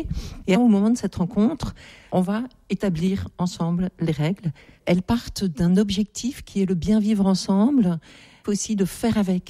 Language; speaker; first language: French; native; French